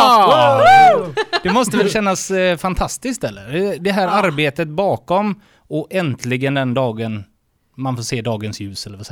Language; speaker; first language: Swedish; native; Swedish